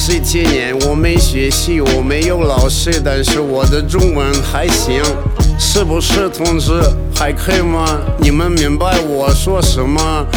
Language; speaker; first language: Chinese; non-native, learner; Russian